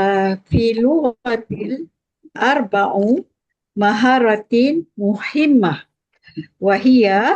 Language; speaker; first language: Arabic; non-native, learner; Malay